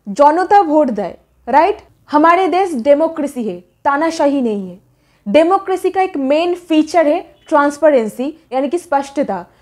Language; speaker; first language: Hindi; native; Hindi